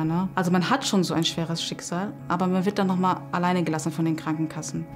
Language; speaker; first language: German; native; German